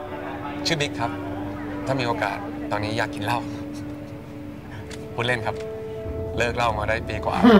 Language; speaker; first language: Thai; native; Thai